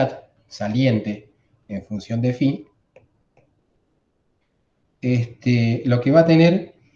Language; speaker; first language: Spanish; native; Spanish